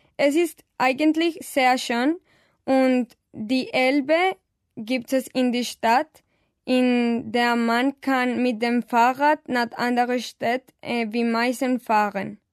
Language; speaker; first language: German; non-native, learner; Spanish